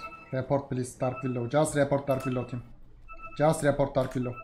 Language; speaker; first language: English; non-native, learner; Turkish